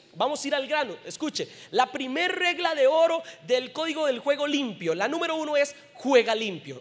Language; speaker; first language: Spanish; native; Spanish